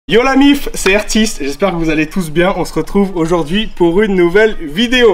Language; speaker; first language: French; native; French